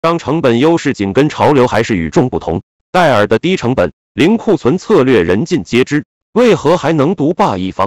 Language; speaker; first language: Chinese; native; Chinese